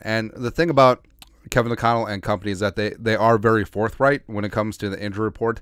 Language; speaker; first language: English; native; English